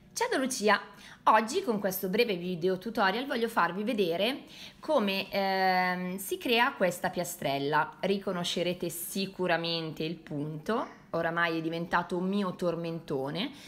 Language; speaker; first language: Italian; native; Italian